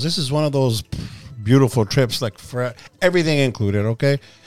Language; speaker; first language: English; early bilingual, other home language; Italian